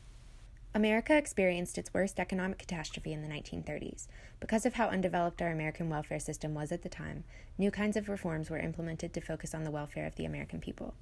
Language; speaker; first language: English; native; English